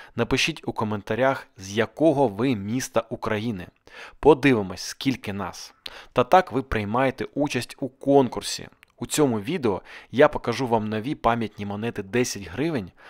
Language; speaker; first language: Ukrainian; non-native, local second language; Russian